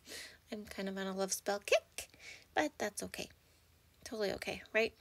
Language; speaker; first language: English; native; English